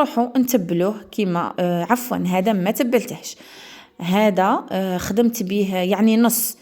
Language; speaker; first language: Arabic; native; Arabic